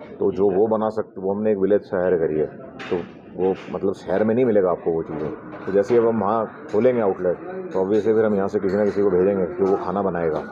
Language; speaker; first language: Hindi; native; Hindi